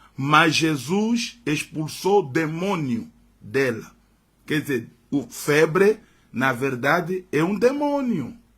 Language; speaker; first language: Portuguese; native; Portuguese